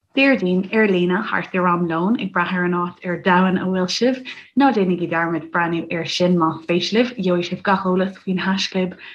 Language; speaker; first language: Irish; native; Irish